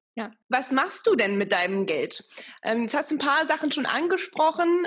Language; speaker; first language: German; native; German